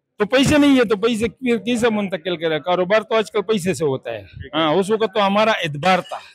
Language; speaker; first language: Urdu; non-native, local second language; Pashto